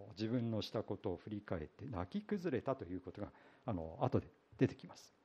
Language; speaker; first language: Japanese; native; Japanese